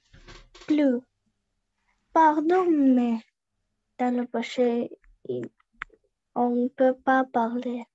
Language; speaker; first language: French; non-native, learner; Russian